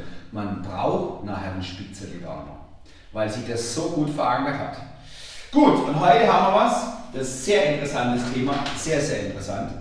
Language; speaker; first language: German; native; German